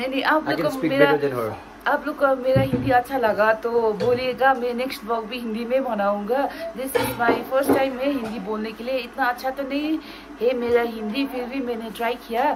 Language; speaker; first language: Hindi; non-native, local second language; Nepali